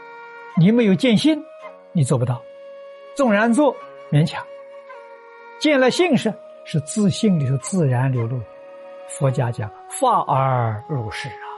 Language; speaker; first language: Chinese; native; Chinese